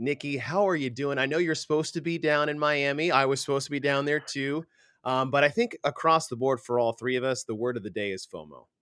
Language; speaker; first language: English; native; English